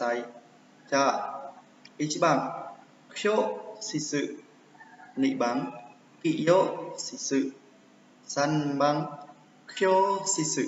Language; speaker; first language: Japanese; non-native, fluent; Khmer